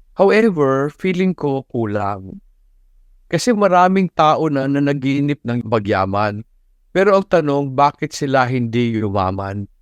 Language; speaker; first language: Filipino; non-native, local second language; Cebuano